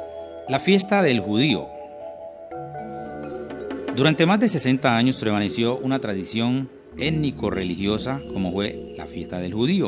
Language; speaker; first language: Spanish; native; Spanish